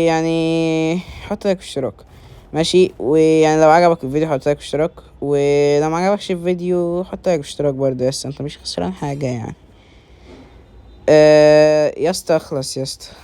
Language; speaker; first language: Arabic; native; Arabic